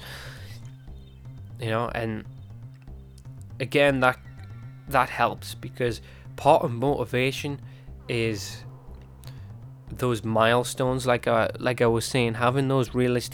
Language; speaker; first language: English; native; English